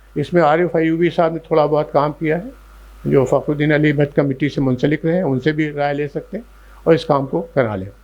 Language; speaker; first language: Urdu; native; Urdu